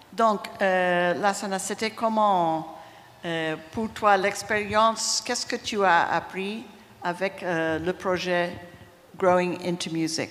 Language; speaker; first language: French; non-native, fluent; English